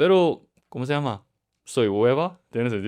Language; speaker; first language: Spanish; non-native, learner; Korean